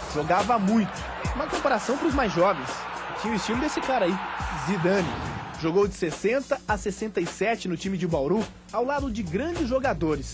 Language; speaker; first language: Portuguese; native; Portuguese